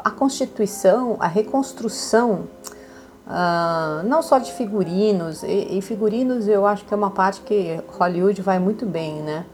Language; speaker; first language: Portuguese; native; Portuguese